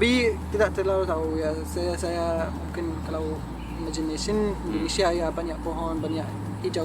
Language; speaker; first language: Indonesian; non-native, fluent; Arabic